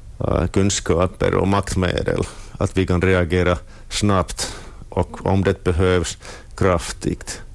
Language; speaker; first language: Swedish; non-native, local second language; Finnish